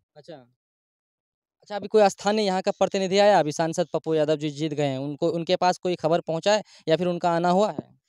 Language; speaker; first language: Hindi; native; Hindi